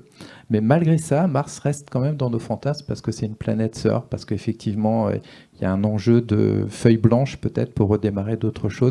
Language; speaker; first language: French; native; French